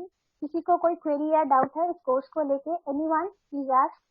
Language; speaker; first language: Hindi; native; Hindi